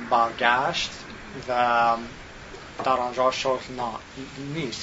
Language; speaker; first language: Persian; non-native, learner; English